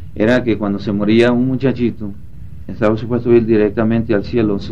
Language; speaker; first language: Spanish; early bilingual, heritage; Spanish